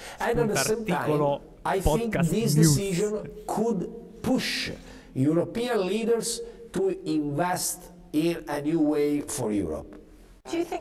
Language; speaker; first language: English; non-native, learner; Italian